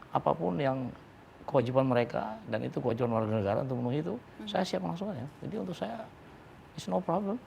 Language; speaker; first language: Indonesian; native; Indonesian